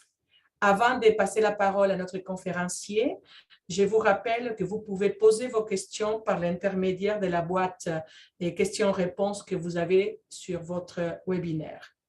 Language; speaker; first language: French; non-native, fluent; Spanish